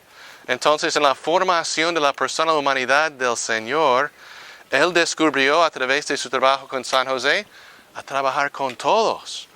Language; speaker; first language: Spanish; non-native, fluent; English